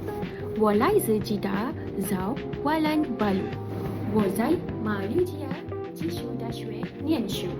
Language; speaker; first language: Chinese; non-native, learner; Malay